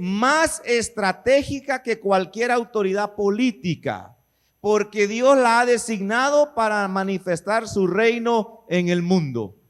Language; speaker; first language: Spanish; native; Spanish